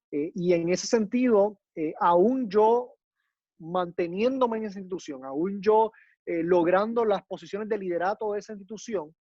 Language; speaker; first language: Spanish; native; Spanish